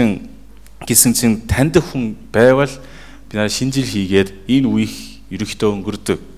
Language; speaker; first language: Mongolian; non-native, fluent; Korean